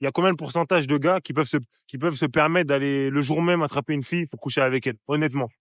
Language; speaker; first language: French; native; French